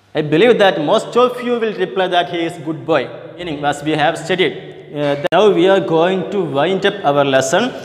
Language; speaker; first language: English; non-native, local second language; Malayalam